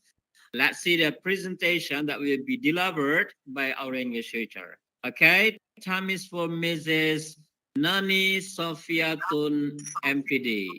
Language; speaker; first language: English; non-native, fluent; Indonesian